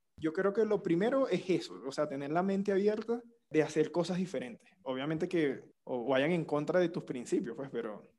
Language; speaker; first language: Spanish; native; Spanish